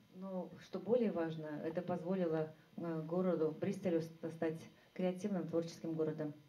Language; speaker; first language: Russian; native; Russian